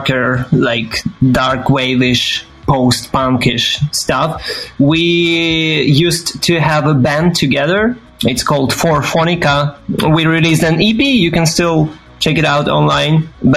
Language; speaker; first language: English; non-native, fluent; Ukrainian